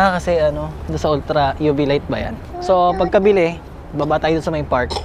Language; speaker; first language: Filipino; native; Filipino